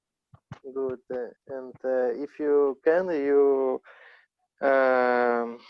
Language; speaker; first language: English; non-native, learner; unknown